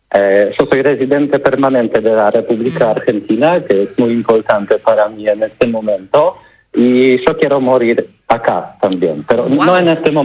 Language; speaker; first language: Spanish; non-native, learner; Polish